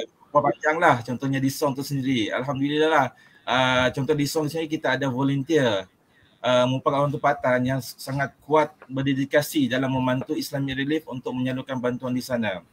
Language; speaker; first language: Malay; native; Malay